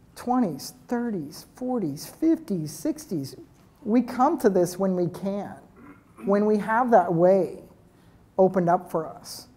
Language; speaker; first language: English; native; English